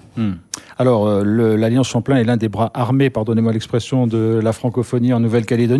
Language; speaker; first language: French; native; French